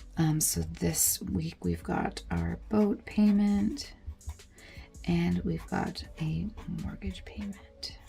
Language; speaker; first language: English; native; English